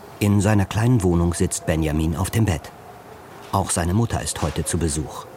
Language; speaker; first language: German; native; German